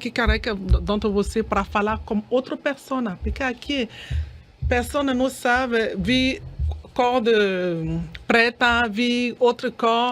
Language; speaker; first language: Portuguese; non-native, learner; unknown